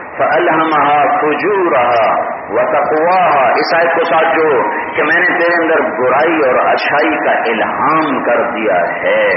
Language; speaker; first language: Urdu; non-native, local second language; Punjabi